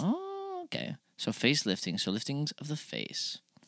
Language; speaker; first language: English; native; English